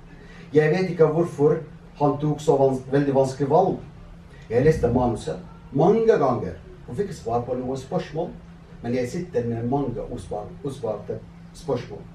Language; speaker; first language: Norwegian; non-native, fluent; Arabic